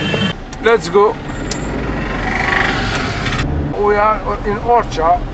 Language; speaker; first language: English; non-native, learner; Berber languages